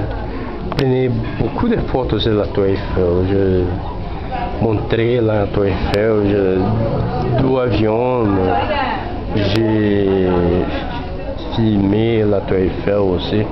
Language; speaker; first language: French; non-native, learner; Portuguese